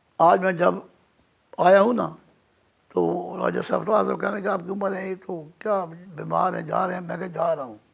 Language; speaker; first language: Urdu; non-native, local second language; Punjabi